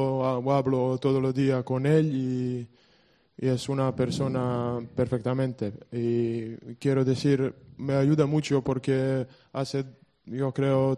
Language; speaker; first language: Spanish; non-native, learner; Serbian